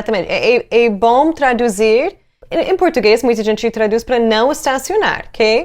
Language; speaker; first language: Portuguese; non-native, fluent; English